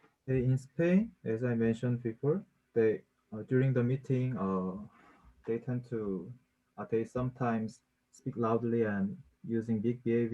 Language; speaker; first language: English; non-native, learner; Korean